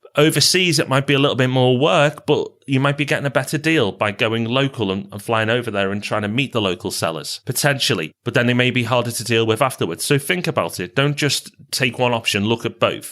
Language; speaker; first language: English; native; English